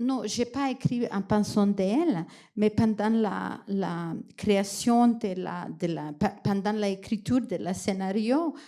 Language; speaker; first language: French; non-native, fluent; Macedonian